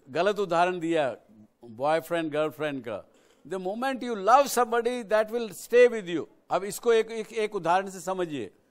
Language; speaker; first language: Hindi; native; Hindi